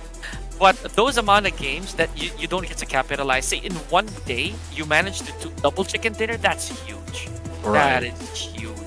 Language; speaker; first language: English; non-native, local second language; Filipino